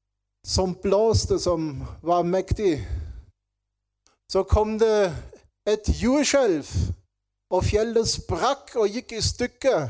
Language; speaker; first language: Norwegian; non-native, fluent; German